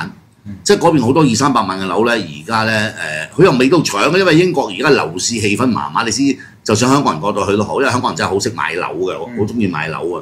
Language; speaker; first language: Cantonese; native; Cantonese